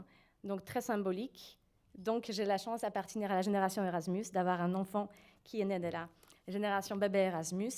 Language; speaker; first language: French; non-native, fluent; Polish